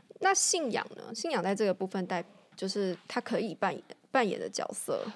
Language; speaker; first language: Chinese; native; Chinese